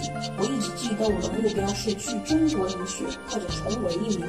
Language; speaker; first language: Chinese; non-native, learner; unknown